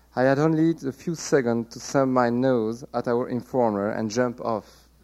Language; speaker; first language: English; non-native, fluent; French